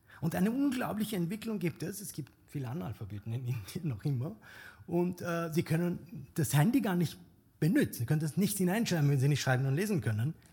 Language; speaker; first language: German; non-native, fluent; Bangla